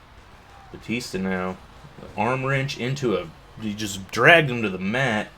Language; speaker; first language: English; native; English